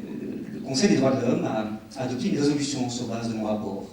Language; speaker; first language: French; native; French